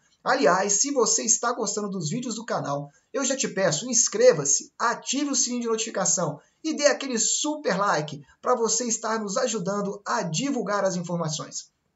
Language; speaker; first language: Portuguese; native; Portuguese